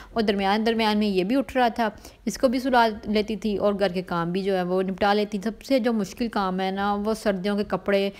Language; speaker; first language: Urdu; non-native, local second language; Punjabi